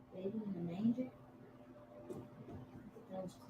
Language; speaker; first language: English; native; English